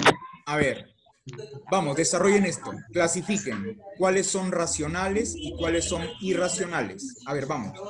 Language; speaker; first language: Spanish; native; Spanish